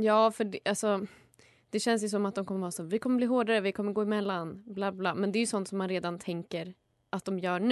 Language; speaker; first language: Swedish; native; Swedish